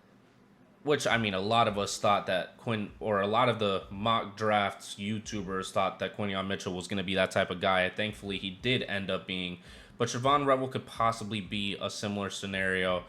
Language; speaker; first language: English; native; English